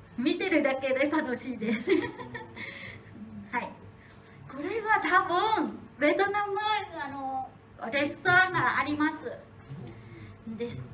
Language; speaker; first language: Japanese; non-native, learner; Vietnamese